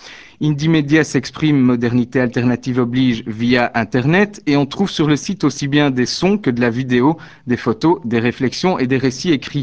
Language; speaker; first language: French; native; French